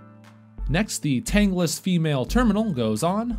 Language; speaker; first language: English; native; English